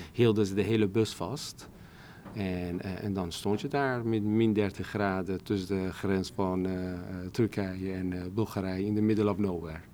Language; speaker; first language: Dutch; non-native, fluent; Persian